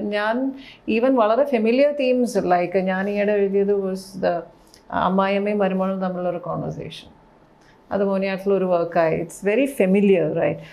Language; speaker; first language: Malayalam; early bilingual, heritage; Malayalam